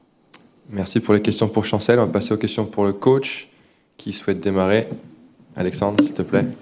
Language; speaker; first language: French; native; French